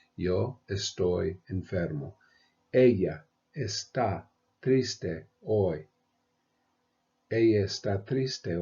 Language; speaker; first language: Spanish; non-native, fluent; English